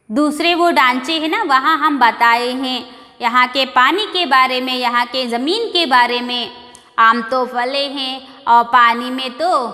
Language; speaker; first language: Hindi; non-native, local second language; Kannada